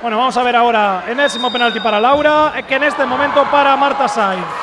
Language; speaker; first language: Spanish; non-native, local second language; Galician